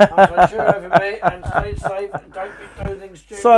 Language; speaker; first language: English; native; English